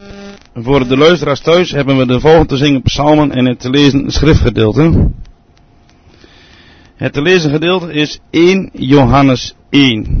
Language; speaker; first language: Dutch; native; Dutch